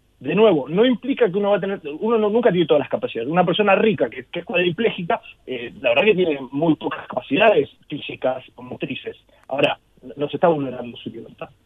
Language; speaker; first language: Spanish; native; Spanish